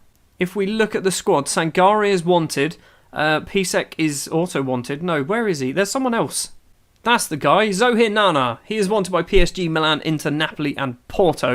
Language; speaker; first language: English; native; English